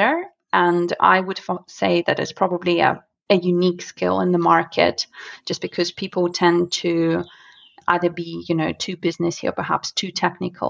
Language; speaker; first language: English; non-native, fluent; Russian